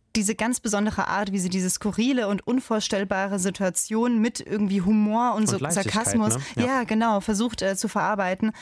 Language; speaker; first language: German; native; German